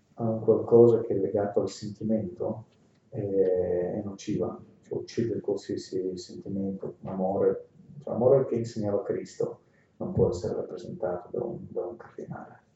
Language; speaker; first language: Italian; non-native, fluent; Russian